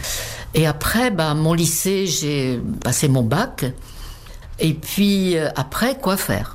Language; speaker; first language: French; non-native, fluent; Czech